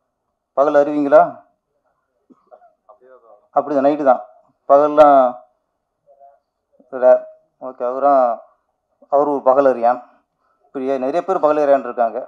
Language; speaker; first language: Tamil; native; Tamil